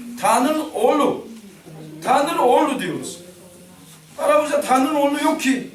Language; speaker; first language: Turkish; non-native, learner; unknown